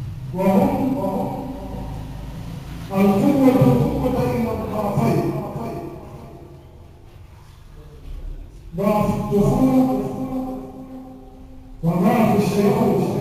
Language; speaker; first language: Arabic; native; Arabic